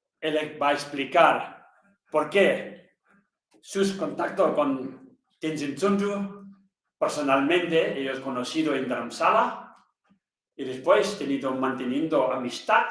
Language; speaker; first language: Spanish; non-native, learner; Tibetan